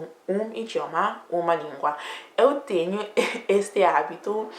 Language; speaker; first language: Portuguese; non-native, learner; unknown